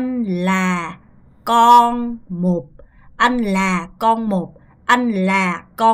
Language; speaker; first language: Vietnamese; non-native, fluent; Korean